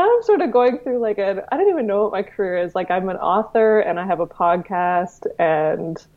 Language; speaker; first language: English; native; English